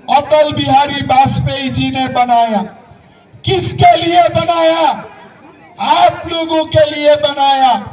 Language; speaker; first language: Hindi; non-native, local second language; Assamese